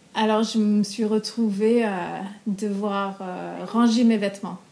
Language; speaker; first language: French; non-native, fluent; English